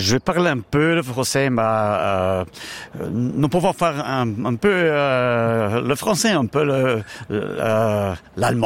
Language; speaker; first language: French; non-native, learner; Romansh